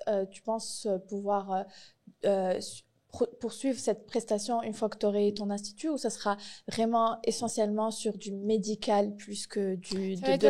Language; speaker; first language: French; native; French